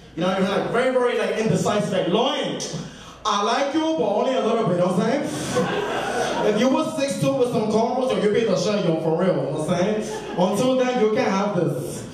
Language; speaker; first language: English; native; English